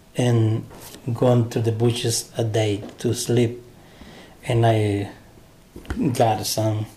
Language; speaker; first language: English; non-native, learner; Spanish